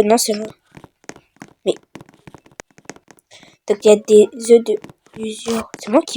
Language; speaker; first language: French; native; French